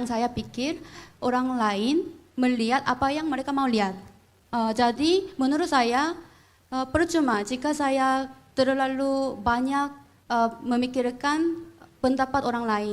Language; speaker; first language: Indonesian; non-native, fluent; Korean